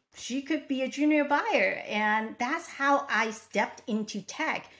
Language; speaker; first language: English; non-native, local second language; Cantonese